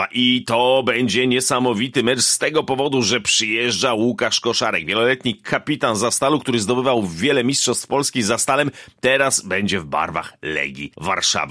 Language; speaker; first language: Polish; native; Polish